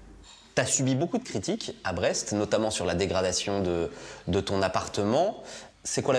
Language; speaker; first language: French; native; French